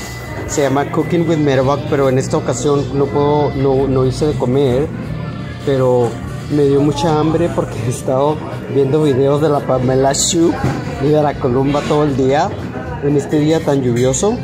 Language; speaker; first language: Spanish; early bilingual, heritage; Spanish